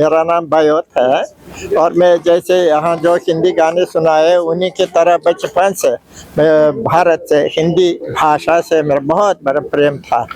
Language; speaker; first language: Hindi; non-native, fluent; Uzbek